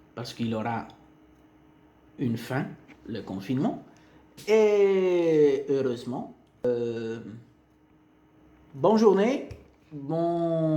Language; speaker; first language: French; non-native, fluent; Italian